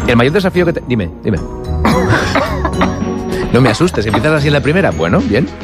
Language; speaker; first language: Spanish; native; Spanish